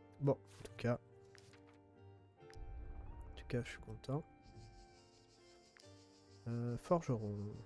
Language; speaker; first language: French; native; French